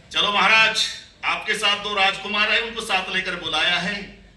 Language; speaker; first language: Hindi; non-native, local second language; Marathi